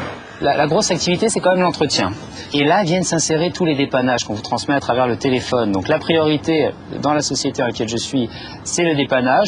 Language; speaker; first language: French; native; French